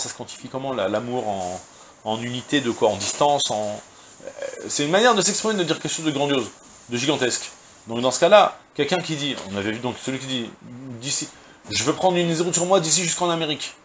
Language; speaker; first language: French; native; French